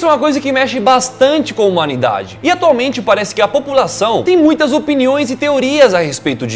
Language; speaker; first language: Portuguese; native; Portuguese